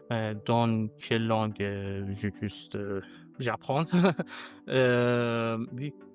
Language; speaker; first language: French; non-native, learner; Persian